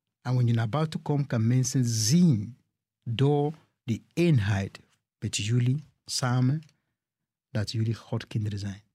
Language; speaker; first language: Dutch; non-native, fluent; English